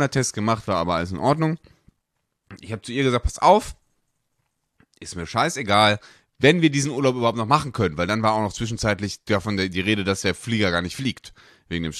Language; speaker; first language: German; native; German